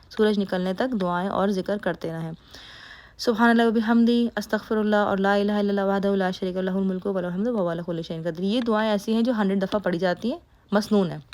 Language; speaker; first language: Urdu; native; Urdu